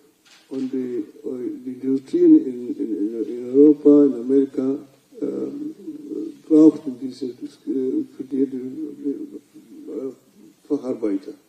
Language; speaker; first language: German; non-native, fluent; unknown